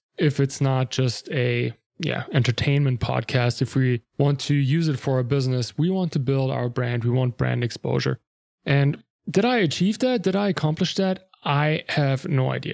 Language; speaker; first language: English; non-native, fluent; German